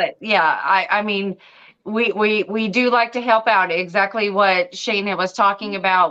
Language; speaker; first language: English; native; English